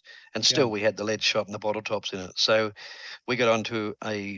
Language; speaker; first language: English; native; English